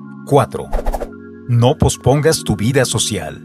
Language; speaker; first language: Spanish; native; Spanish